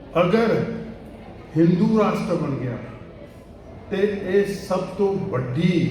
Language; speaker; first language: Hindi; non-native, local second language; Punjabi